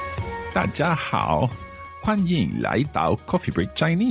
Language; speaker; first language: Chinese; non-native, learner; English